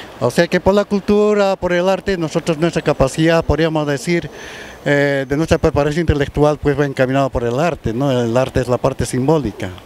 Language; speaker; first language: Spanish; native; Spanish